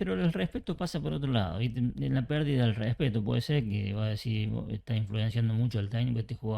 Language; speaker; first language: Spanish; native; Spanish